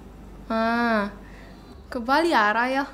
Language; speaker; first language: Korean; non-native, learner; Indonesian